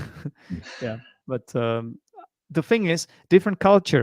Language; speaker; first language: English; non-native, fluent; Czech